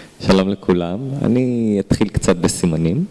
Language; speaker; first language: Hebrew; non-native, fluent; English